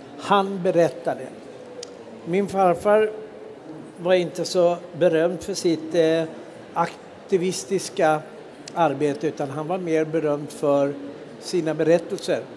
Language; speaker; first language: Swedish; native; Swedish